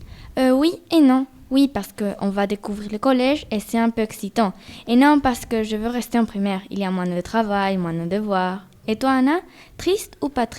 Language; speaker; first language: French; non-native, fluent; Spanish